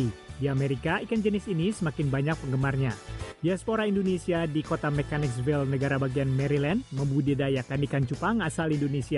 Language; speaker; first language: Indonesian; native; Indonesian